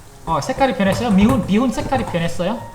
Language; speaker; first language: Korean; non-native, fluent; Malay